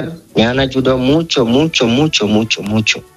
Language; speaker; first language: Spanish; non-native, learner; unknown